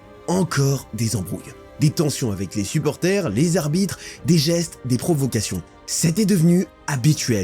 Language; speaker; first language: French; native; French